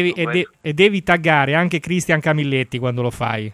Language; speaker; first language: Italian; native; Italian